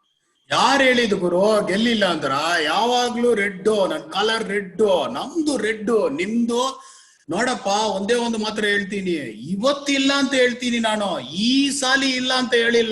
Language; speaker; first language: Kannada; non-native, local second language; Tamil